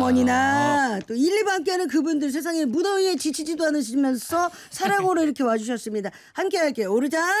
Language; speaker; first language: Korean; native; Korean